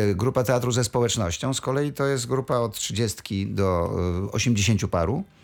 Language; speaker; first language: Polish; native; Polish